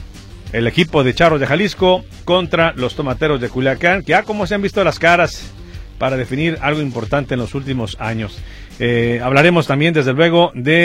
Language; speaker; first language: Spanish; native; Spanish